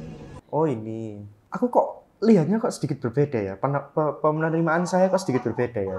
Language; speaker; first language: Indonesian; native; Indonesian